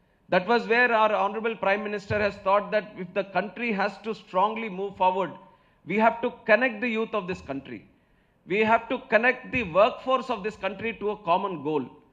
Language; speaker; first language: English; non-native, local second language; Telugu